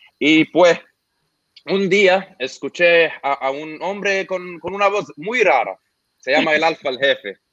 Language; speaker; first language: Spanish; non-native, fluent; Arabic